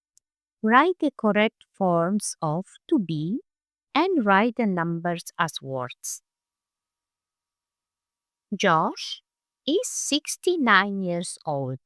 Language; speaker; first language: English; non-native, fluent; Polish